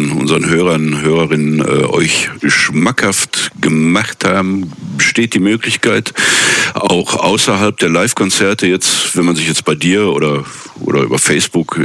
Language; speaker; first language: German; native; German